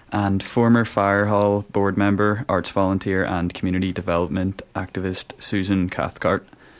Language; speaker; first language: English; native; English